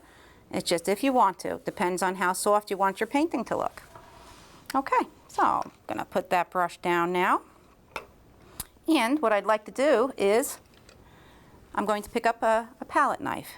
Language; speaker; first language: English; native; English